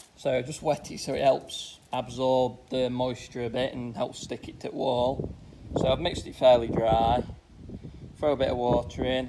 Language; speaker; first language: English; native; English